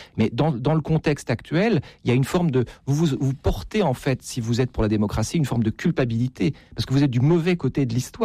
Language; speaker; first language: French; native; French